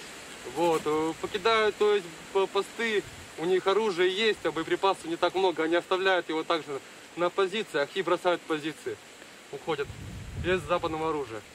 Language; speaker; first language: Russian; native; Russian